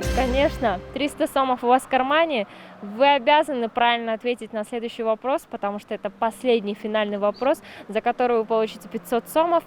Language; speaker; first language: Russian; native; Russian